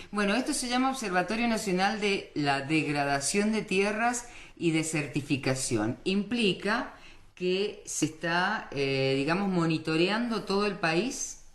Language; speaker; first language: Spanish; native; Spanish